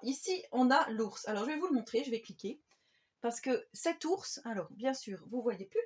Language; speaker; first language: French; native; French